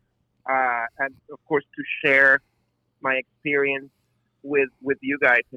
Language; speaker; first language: English; non-native, fluent; Spanish